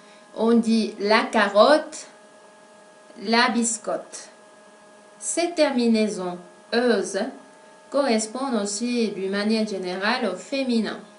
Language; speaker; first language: French; non-native, fluent; Spanish